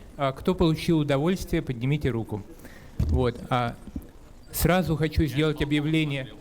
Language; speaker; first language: Russian; native; Russian